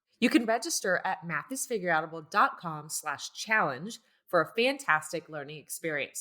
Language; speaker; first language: English; native; English